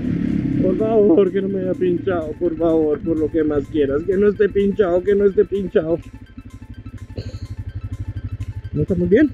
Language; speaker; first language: Spanish; native; Spanish